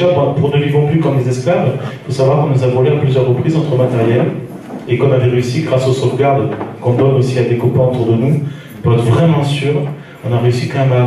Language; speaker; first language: French; native; French